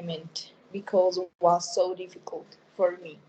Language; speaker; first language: English; non-native, learner; Spanish